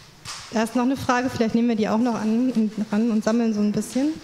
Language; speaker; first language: German; native; German